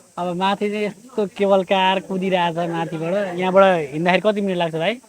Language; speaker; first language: Nepali; native; Nepali